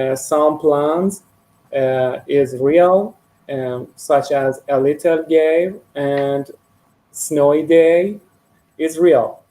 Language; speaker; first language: English; non-native, learner; Persian